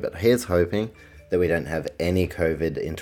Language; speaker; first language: English; native; English